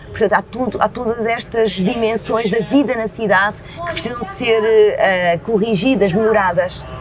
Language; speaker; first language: Portuguese; early bilingual, other home language; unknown